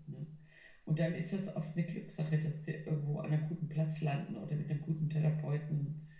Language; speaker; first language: German; non-native, fluent; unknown